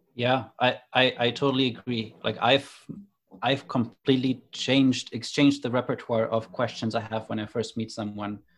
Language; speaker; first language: English; non-native, fluent; German